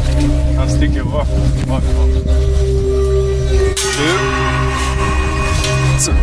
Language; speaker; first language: Swedish; non-native, fluent; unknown